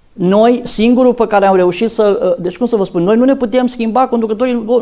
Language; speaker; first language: Romanian; native; Romanian